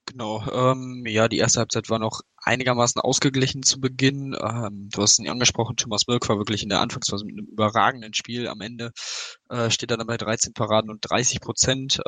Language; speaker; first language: German; native; German